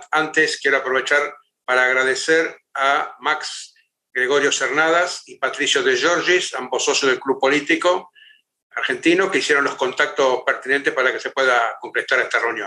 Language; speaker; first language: Spanish; native; Spanish